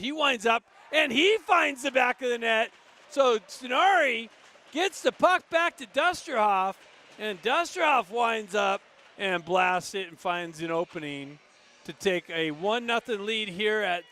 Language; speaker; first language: English; native; English